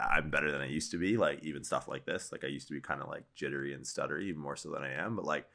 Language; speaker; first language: English; native; English